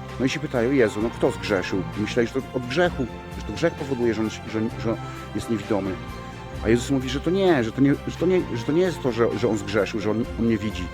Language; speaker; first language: Polish; native; Polish